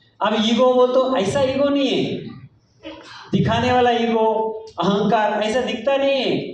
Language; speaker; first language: Hindi; native; Hindi